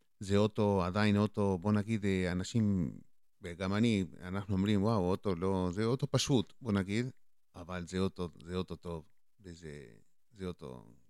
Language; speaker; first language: Hebrew; non-native, fluent; Spanish